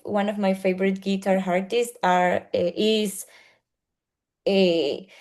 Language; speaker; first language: English; non-native, learner; Spanish